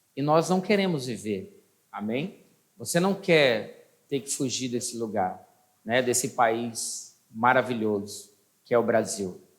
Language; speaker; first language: Portuguese; native; Portuguese